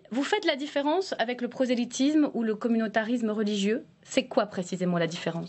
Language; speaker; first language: French; native; French